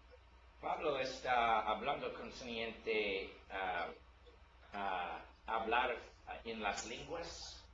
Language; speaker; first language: Spanish; non-native, learner; English